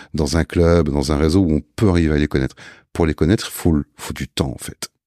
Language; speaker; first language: French; native; French